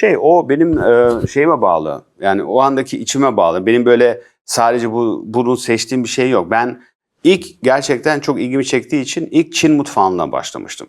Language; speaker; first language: Turkish; early bilingual, heritage; Turkish